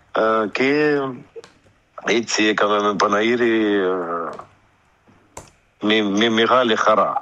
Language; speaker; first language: Greek; early bilingual, heritage; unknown